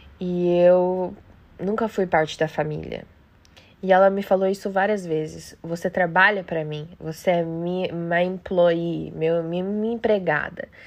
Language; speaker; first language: Portuguese; native; Portuguese